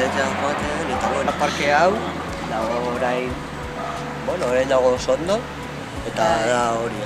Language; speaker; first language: Basque; non-native, local second language; Spanish